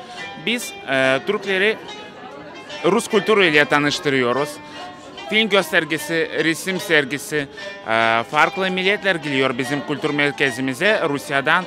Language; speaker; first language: Turkish; non-native, fluent; Russian